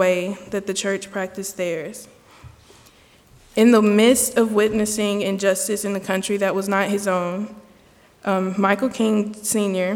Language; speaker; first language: English; native; English